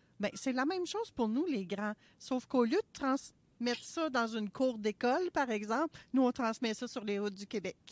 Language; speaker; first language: French; native; French